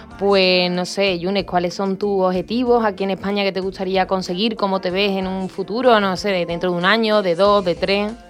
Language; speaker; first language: Spanish; native; Spanish